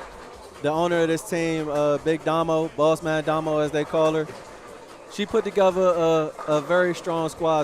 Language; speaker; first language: English; native; English